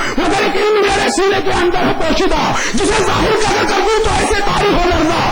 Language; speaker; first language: Urdu; native; Urdu